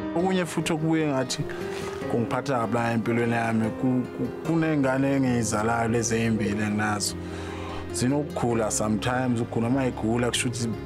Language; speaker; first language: Zulu; native; Zulu